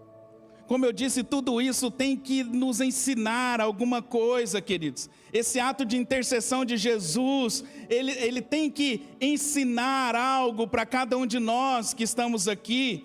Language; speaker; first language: Portuguese; native; Portuguese